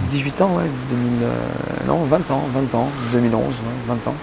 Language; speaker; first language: French; native; French